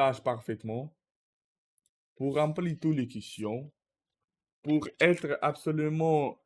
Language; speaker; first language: French; non-native, learner; Russian